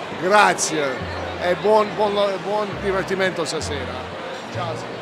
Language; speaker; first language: Italian; early bilingual, heritage; Italian